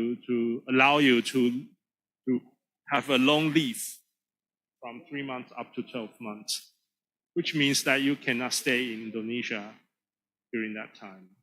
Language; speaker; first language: English; non-native, fluent; Chinese